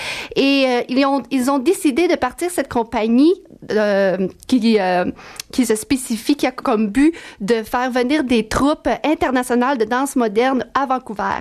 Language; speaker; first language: French; native; French